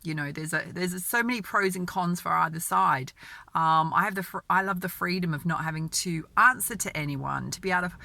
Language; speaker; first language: English; native; English